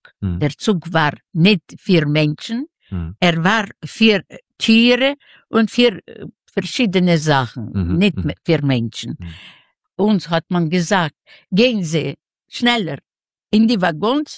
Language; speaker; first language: German; non-native, learner; Russian